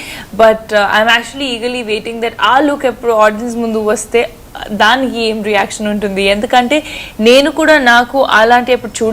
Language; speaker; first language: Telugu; non-native, fluent; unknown